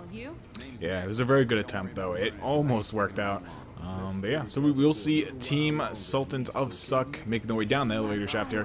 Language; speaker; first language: English; native; English